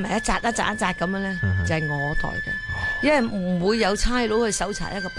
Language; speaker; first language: Cantonese; early bilingual, heritage; Cantonese